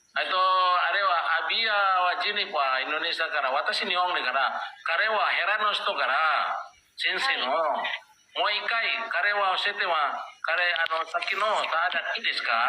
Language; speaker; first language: Japanese; non-native, learner; Indonesian